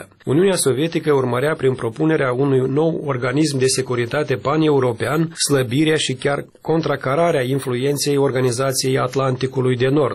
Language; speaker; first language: Romanian; native; Romanian